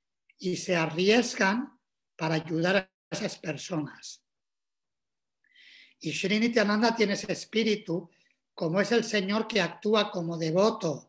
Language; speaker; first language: Spanish; native; Spanish